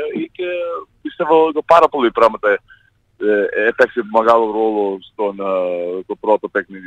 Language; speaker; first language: Greek; non-native, learner; Portuguese